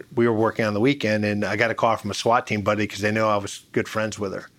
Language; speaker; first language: English; native; English